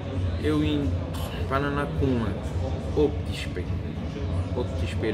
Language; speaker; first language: Romanian; non-native, learner; Kabuverdianu